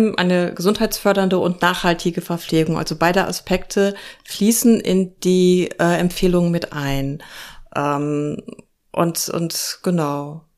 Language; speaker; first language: German; native; German